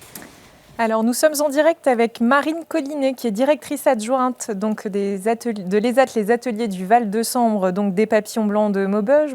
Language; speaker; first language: French; native; French